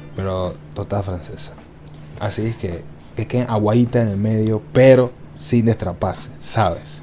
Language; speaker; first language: Spanish; native; Spanish